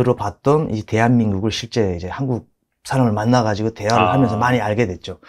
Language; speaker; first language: Korean; native; Korean